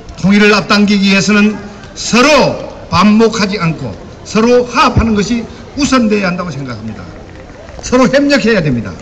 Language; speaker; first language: Korean; native; Korean